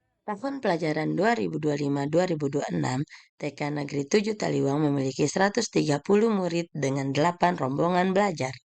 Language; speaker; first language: Indonesian; native; Indonesian